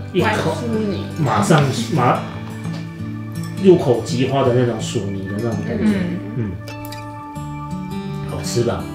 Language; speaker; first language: Chinese; native; Chinese